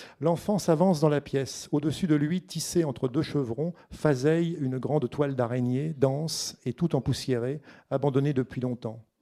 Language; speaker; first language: French; native; French